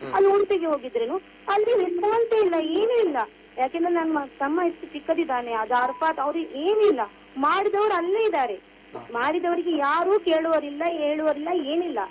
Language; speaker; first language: Kannada; non-native, local second language; Urdu